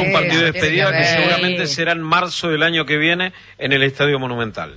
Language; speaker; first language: Spanish; native; Spanish